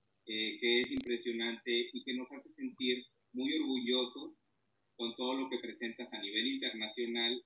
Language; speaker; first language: Spanish; native; Spanish